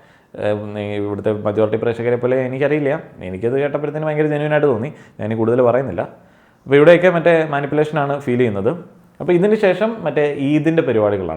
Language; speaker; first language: Malayalam; native; Malayalam